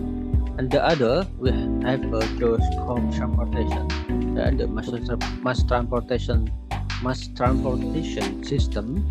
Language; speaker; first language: English; non-native, learner; Indonesian